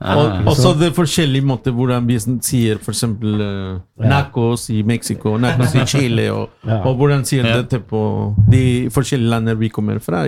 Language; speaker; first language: Norwegian; non-native, learner; Spanish